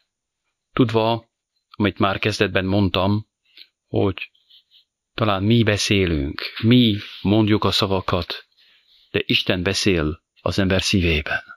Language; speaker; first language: Hungarian; non-native, fluent; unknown